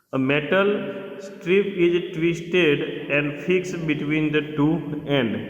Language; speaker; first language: English; non-native, local second language; Gujarati